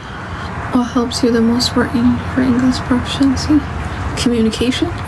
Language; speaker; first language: English; non-native, fluent; Amharic